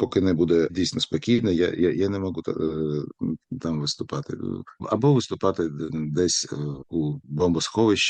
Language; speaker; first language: Ukrainian; non-native, local second language; Russian